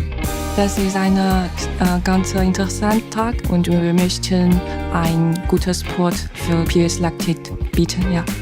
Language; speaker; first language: German; non-native, learner; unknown